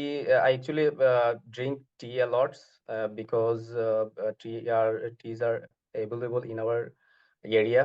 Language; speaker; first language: English; non-native, learner; Bangla